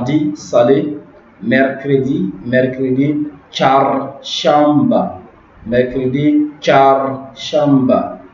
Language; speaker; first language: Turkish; non-native, learner; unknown